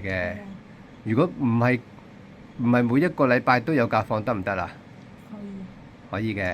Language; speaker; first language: Cantonese; native; Cantonese